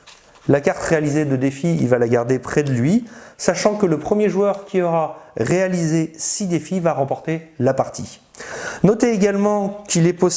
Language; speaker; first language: French; native; French